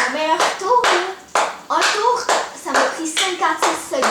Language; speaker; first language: French; native; French